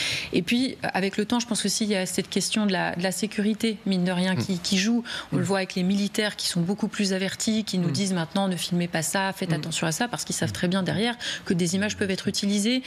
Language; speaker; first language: French; native; French